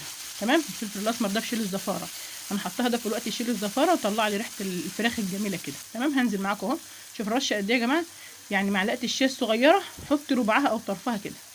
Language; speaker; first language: Arabic; native; Arabic